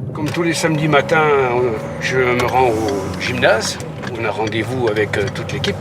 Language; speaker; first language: French; native; French